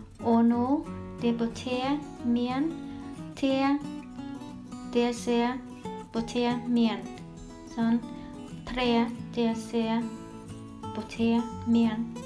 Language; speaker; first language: Norwegian; non-native, learner; Vietnamese